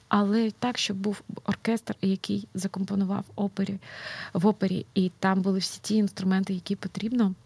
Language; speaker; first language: Ukrainian; native; Ukrainian